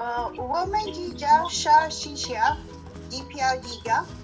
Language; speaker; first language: Chinese; non-native, learner; English